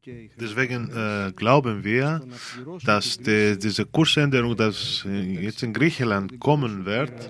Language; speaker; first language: German; non-native, fluent; Greek